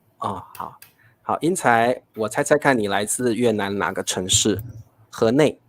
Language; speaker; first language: Chinese; native; Chinese